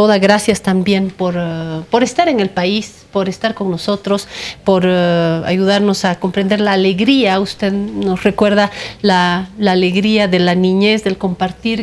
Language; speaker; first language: Spanish; native; Spanish